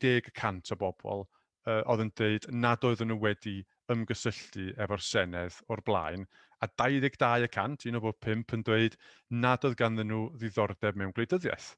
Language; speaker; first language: Welsh; native; Welsh